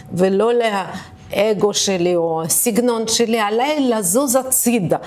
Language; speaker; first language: Hebrew; early bilingual, other home language; Russian